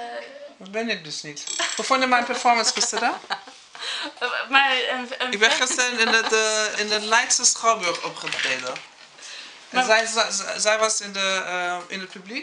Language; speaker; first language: Dutch; non-native, fluent; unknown